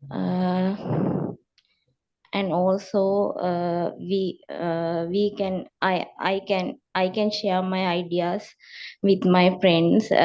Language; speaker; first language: English; non-native, learner; Sinhala